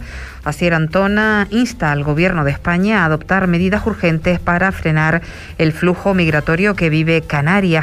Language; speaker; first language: Spanish; native; Spanish